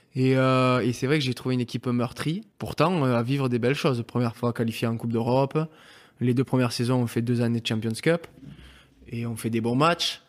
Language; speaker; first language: French; native; French